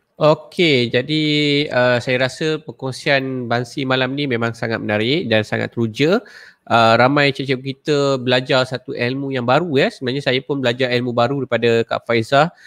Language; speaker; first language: Malay; native; Malay